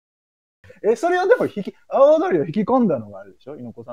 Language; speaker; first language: Japanese; native; Japanese